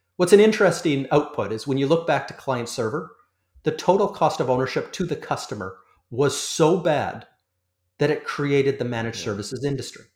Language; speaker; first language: English; native; English